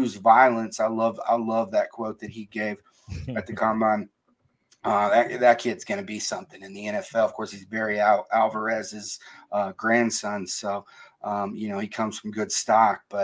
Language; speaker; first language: English; native; English